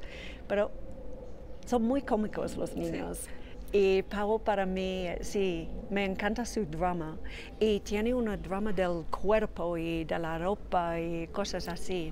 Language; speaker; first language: Spanish; non-native, fluent; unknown